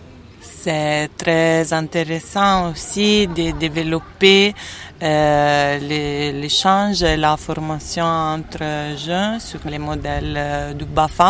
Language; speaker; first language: French; non-native, fluent; Italian